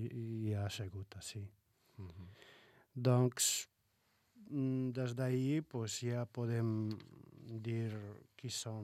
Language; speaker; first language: Catalan; non-native, fluent; Arabic